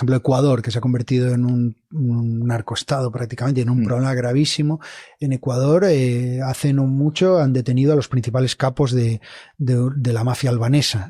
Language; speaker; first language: Spanish; native; Spanish